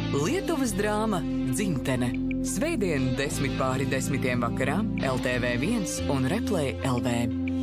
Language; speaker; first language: Latvian; native; Latvian